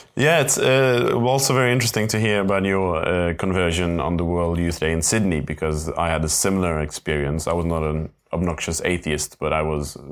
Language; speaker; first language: English; non-native, fluent; Swedish